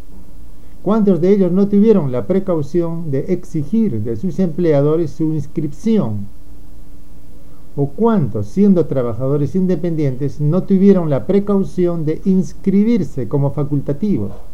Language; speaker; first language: Spanish; native; Spanish